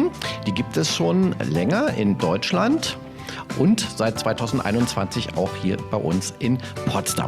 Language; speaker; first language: German; native; German